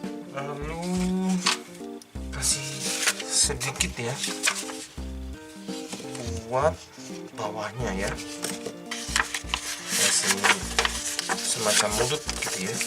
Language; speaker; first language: Indonesian; native; Indonesian